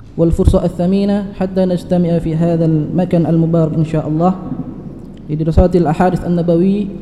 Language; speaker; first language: Arabic; non-native, fluent; Malay